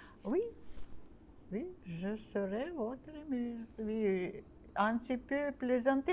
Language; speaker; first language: French; non-native, learner; Russian